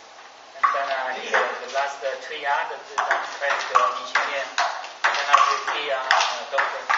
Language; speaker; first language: Dutch; non-native, learner; Chinese